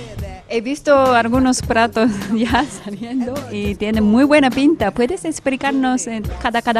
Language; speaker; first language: Spanish; non-native, fluent; Japanese